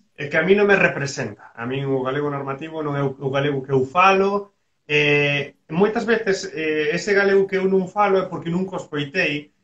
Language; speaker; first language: Galician; native; Galician